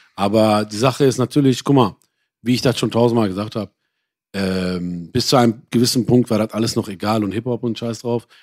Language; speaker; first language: German; early bilingual, other home language; Persian